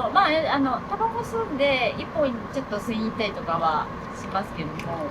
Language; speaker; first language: Japanese; native; Japanese